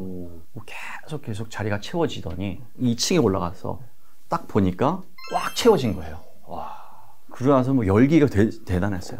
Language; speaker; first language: Korean; native; Korean